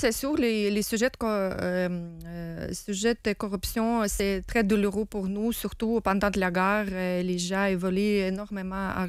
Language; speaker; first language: French; non-native, learner; Ukrainian